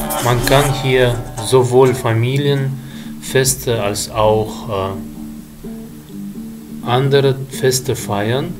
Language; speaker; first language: German; non-native, fluent; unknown